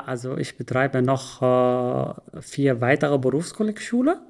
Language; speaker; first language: German; non-native, learner; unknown